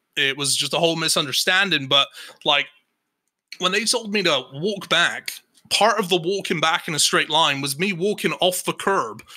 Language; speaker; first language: English; native; English